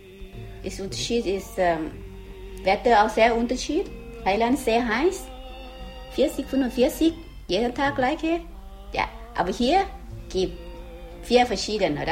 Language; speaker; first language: German; non-native, learner; Thai